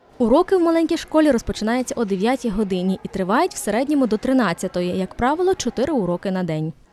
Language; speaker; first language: Ukrainian; native; Ukrainian